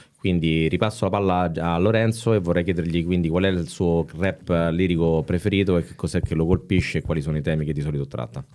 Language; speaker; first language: Italian; native; Italian